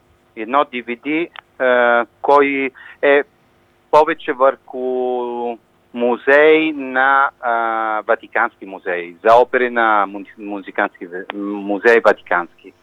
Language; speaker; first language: Bulgarian; non-native, learner; Italian